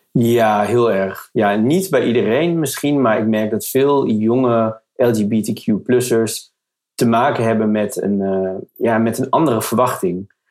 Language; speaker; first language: Dutch; native; Dutch